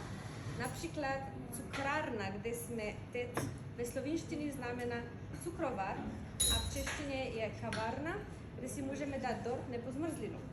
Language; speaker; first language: Czech; non-native, fluent; Slovenian